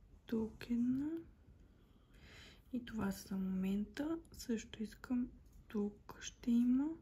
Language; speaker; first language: Bulgarian; native; Bulgarian